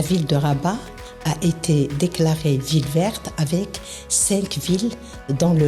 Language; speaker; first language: French; non-native, local second language; Arabic